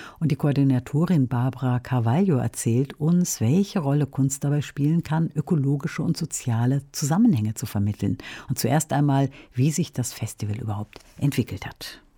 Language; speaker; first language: German; native; German